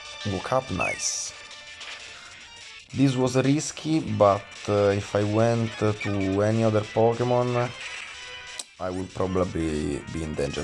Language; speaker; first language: English; non-native, fluent; Italian